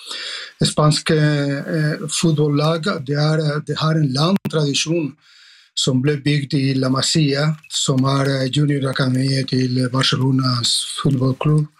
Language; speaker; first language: Norwegian; non-native, fluent; Spanish